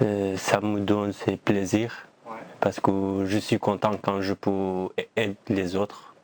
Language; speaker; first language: French; non-native, learner; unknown